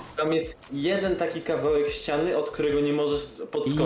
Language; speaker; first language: Polish; native; Polish